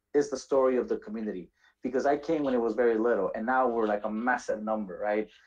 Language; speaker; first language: English; native; English